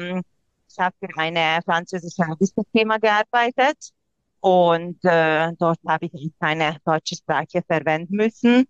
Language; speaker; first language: German; non-native, local second language; Hungarian